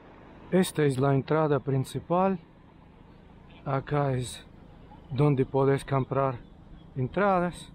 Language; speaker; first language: Spanish; non-native, learner; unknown